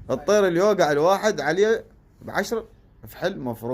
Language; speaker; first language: Arabic; native; Arabic